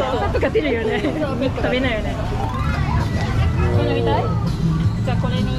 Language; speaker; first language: Japanese; non-native, fluent; Malay